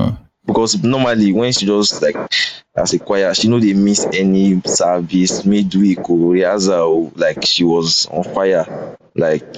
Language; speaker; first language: English; non-native, local second language; Bini